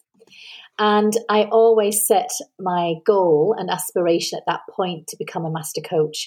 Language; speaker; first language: English; native; English